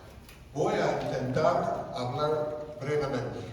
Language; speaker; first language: Spanish; non-native, fluent; English